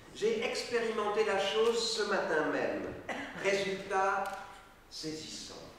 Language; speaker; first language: French; native; French